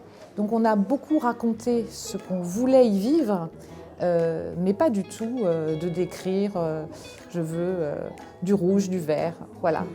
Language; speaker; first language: French; native; French